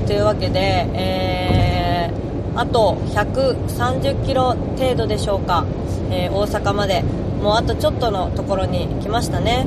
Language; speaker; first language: Japanese; native; Japanese